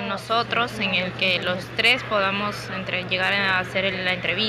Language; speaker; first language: Spanish; native; Spanish